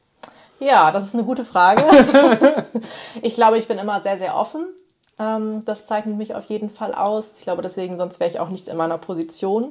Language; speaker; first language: German; native; German